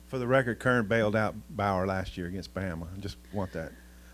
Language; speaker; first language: English; native; English